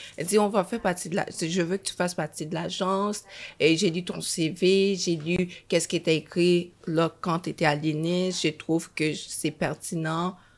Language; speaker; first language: French; early bilingual, other home language; Haitian Creole